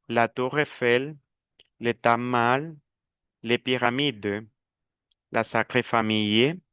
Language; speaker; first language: French; non-native, fluent; Spanish